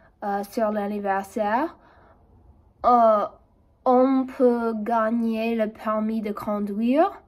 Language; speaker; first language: French; non-native, learner; English